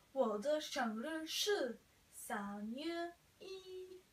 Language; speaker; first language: Chinese; non-native, learner; Norwegian